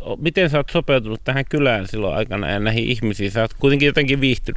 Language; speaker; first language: Finnish; native; Finnish